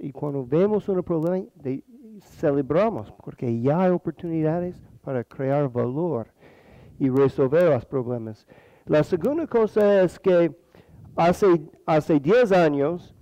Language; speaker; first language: Spanish; non-native, fluent; English